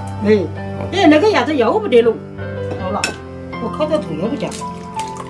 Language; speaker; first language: Chinese; native; Chinese